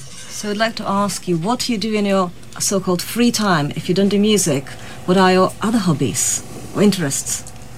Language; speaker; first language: English; non-native, fluent; Czech